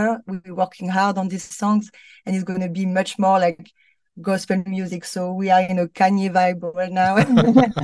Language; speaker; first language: English; non-native, fluent; French